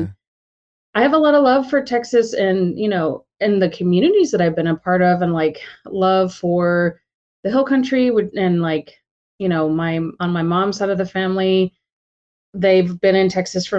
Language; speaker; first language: English; native; English